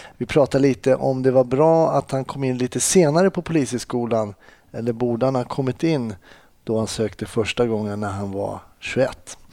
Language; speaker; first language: Swedish; native; Swedish